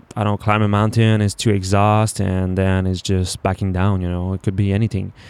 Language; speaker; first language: English; non-native, fluent; French